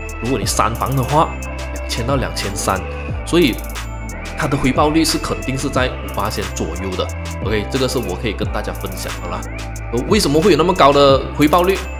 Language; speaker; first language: Chinese; native; Chinese